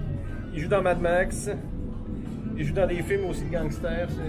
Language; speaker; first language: French; native; French